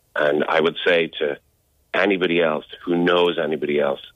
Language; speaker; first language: English; native; English